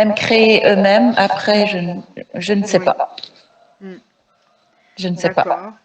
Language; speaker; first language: French; non-native, local second language; Arabic